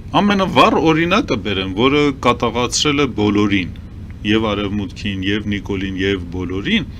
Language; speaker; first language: Armenian; early bilingual, heritage; Armenian